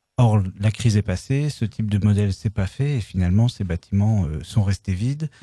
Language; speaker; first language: French; native; French